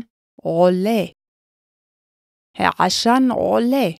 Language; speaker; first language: Hebrew; non-native, fluent; English